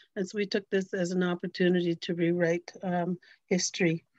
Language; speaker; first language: English; native; English